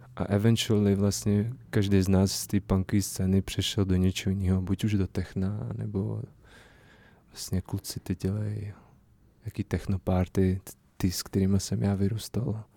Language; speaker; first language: Czech; non-native, fluent; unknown